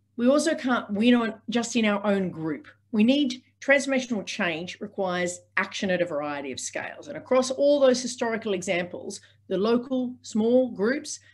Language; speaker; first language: English; native; English